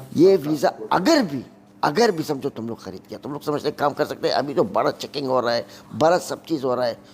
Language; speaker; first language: Hindi; non-native, learner; Arabic